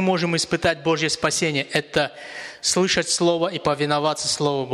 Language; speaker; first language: Russian; native; Russian